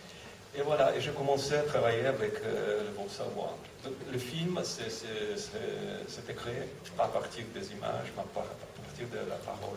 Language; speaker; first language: French; non-native, fluent; Russian